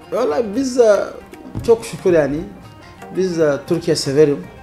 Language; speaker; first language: Turkish; non-native, learner; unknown